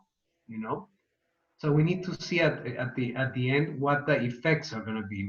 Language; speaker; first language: English; non-native, fluent; Spanish